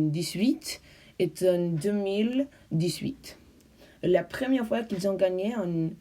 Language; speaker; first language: French; non-native, learner; English